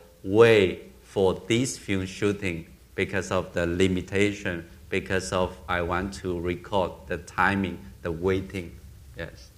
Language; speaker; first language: English; non-native, learner; Chinese